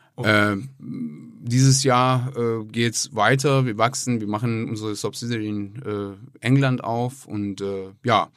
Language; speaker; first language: German; non-native, fluent; Persian